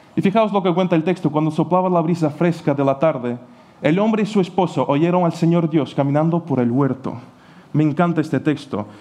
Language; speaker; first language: Spanish; non-native, fluent; Ukrainian